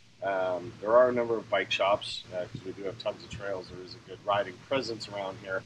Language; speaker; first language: English; native; English